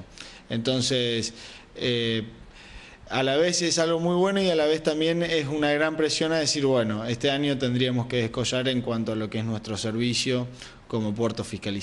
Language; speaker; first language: Spanish; native; Spanish